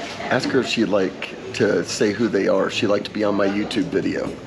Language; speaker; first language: English; native; English